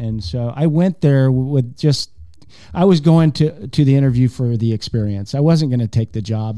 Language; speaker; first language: English; native; English